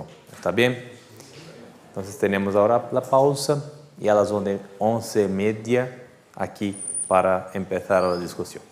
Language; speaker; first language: Spanish; non-native, fluent; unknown